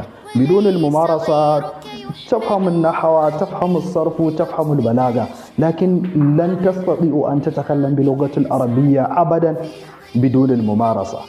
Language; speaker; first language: Arabic; non-native, fluent; Hausa